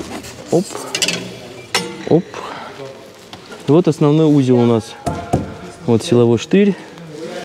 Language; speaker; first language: Russian; native; Russian